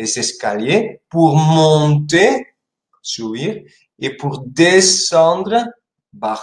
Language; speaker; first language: French; non-native, fluent; Spanish